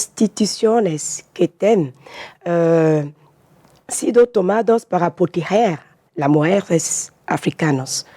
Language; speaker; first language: Portuguese; non-native, learner; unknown